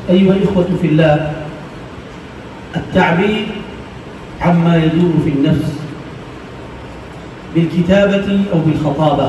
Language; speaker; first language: Arabic; non-native, fluent; Bangla